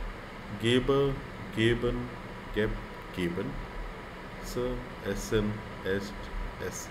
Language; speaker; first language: German; non-native, learner; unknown